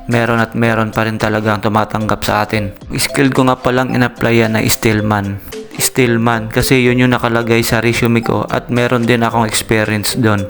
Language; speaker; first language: Filipino; native; Filipino